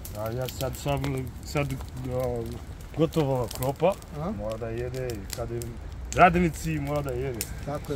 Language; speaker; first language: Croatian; non-native, learner; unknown